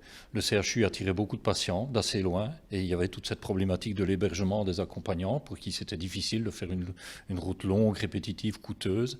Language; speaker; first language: French; native; French